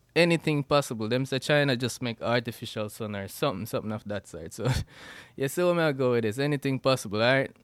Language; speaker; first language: English; non-native, local second language; Jamaican Creole English